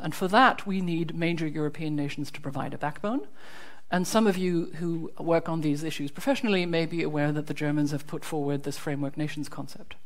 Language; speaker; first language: English; non-native, fluent; German